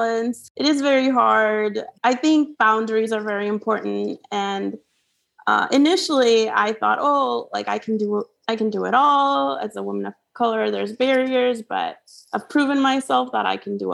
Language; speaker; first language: English; non-native, fluent; Spanish